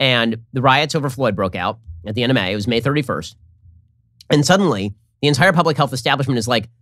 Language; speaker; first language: English; native; English